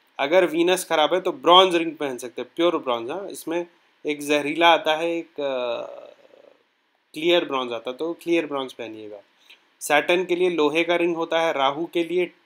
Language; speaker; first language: Hindi; native; Hindi